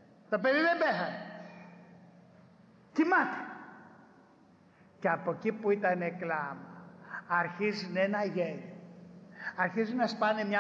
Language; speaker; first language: Greek; native; Greek